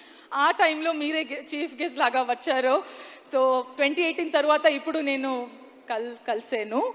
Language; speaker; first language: Telugu; non-native, local second language; Kannada